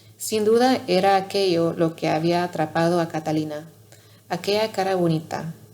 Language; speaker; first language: Spanish; non-native, learner; English